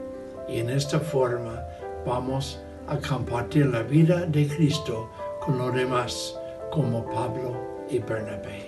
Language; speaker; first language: Spanish; non-native, learner; English